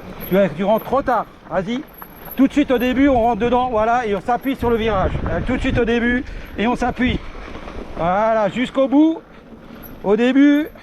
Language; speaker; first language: French; native; French